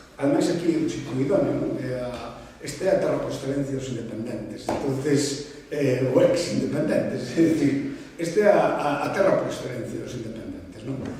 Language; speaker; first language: Galician; native; Galician